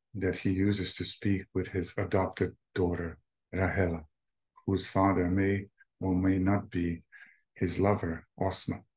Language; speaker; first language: English; non-native, fluent; Bosnian